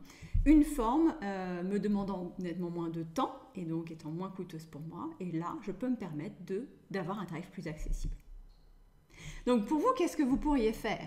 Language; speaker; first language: French; native; French